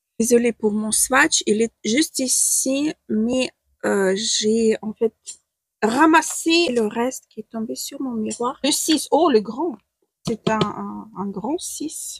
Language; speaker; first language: French; non-native, fluent; Ukrainian